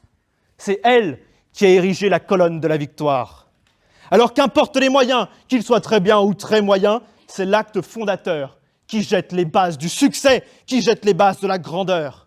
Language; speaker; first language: French; native; French